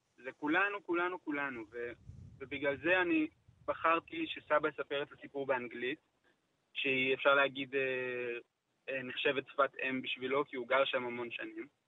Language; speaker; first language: Hebrew; native; Hebrew